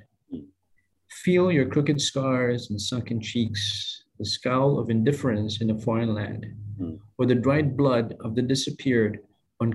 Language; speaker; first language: English; non-native, local second language; Filipino